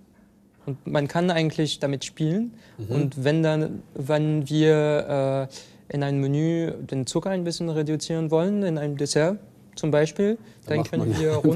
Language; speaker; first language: German; non-native, fluent; French